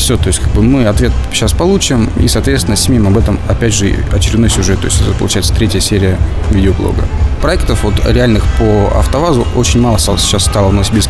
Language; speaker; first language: Russian; native; Russian